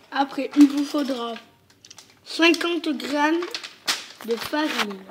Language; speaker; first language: French; native; French